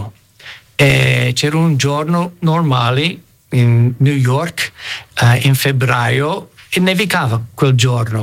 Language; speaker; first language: Italian; non-native, fluent; English